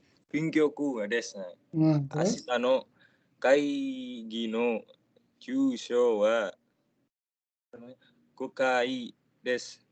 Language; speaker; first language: Japanese; non-native, learner; Indonesian